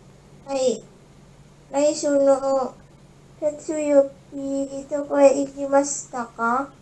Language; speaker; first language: Japanese; non-native, learner; Indonesian